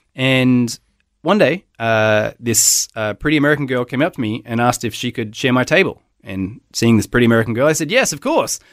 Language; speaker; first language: English; native; English